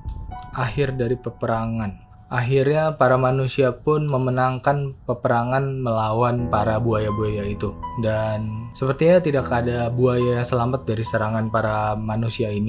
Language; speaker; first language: Indonesian; native; Indonesian